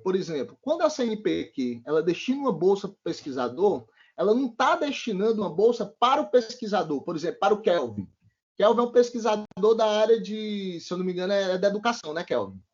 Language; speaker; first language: Portuguese; native; Portuguese